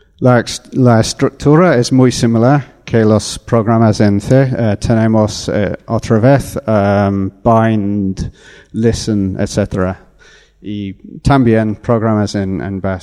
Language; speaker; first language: Spanish; non-native, learner; English